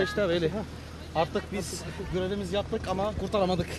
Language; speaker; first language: Turkish; non-native, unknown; Arabic